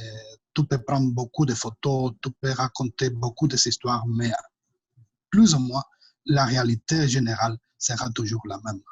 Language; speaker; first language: French; non-native, fluent; Spanish